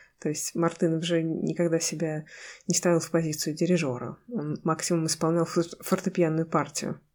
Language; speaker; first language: Russian; native; Russian